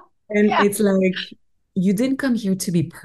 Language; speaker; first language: English; non-native, fluent; French